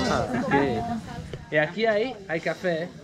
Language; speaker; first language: Spanish; non-native, learner; Italian